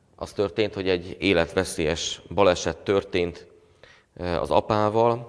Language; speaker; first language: Hungarian; native; Hungarian